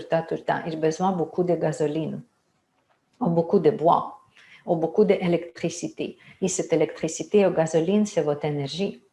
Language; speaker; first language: French; non-native, fluent; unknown